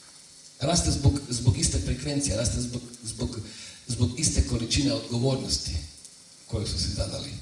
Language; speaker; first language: Croatian; native; Croatian